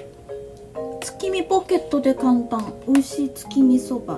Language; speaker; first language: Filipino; non-native, learner; Japanese